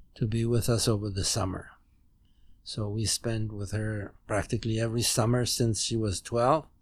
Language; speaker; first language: English; non-native, fluent; German